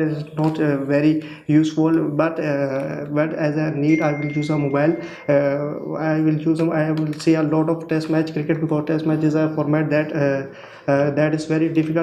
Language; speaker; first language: English; non-native, learner; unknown